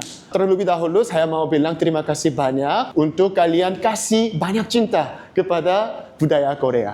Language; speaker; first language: Indonesian; non-native, learner; Korean